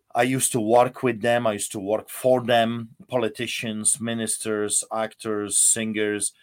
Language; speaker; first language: English; non-native, fluent; Polish